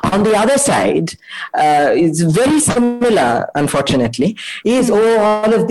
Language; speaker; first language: English; non-native, local second language; Kannada